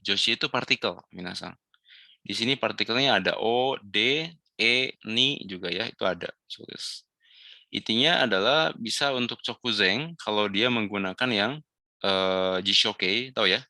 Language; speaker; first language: Indonesian; native; Indonesian